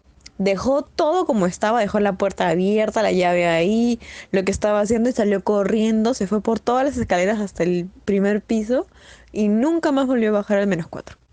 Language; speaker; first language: Spanish; native; Spanish